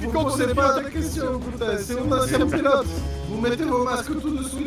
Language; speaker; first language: French; native; French